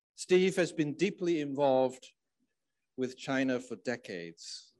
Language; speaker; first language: English; non-native, fluent; Chinese